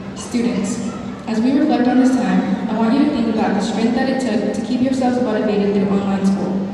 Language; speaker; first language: English; early bilingual, other home language; Spanish